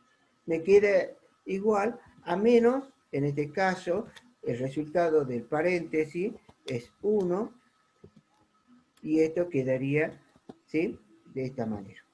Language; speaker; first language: Spanish; native; Spanish